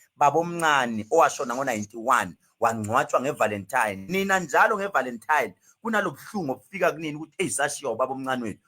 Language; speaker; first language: Zulu; native; Zulu